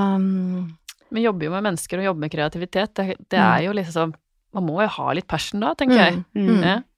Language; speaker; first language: Norwegian; native; Norwegian